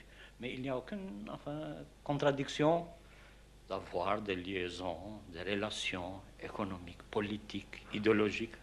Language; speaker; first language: French; non-native, fluent; Albanian